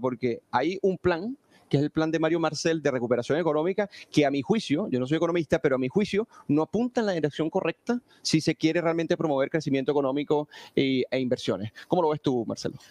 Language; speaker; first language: Spanish; native; Spanish